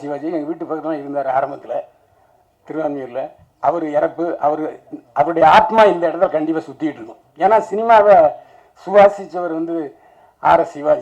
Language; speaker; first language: Tamil; native; Tamil